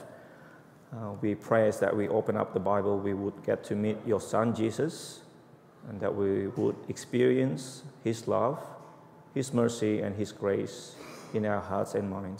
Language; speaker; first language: English; non-native, fluent; Indonesian